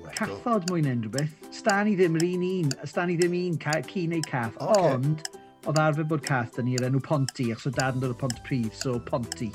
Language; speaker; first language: Welsh; native; Welsh